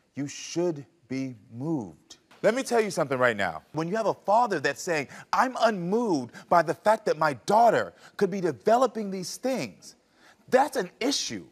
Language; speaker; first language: English; native; English